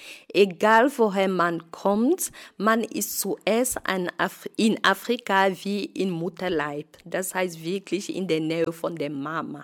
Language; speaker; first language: German; non-native, fluent; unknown